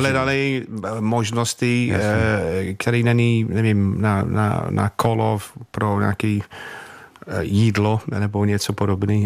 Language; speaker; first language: Czech; non-native, fluent; English